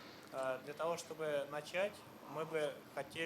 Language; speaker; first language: Russian; native; Russian